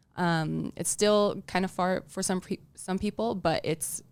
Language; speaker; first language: English; early bilingual, other home language; Tongan